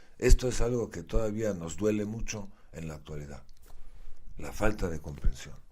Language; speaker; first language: Spanish; non-native, fluent; Slovenian